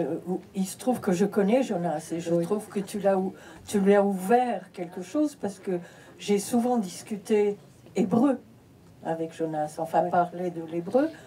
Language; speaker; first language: French; early bilingual, heritage; French